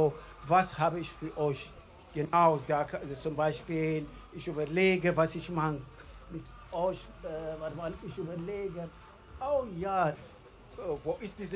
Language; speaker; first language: German; non-native, fluent; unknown